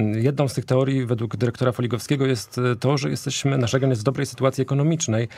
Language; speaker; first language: Polish; native; Polish